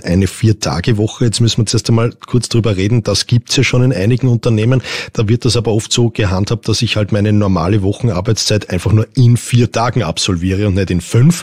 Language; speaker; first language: German; native; German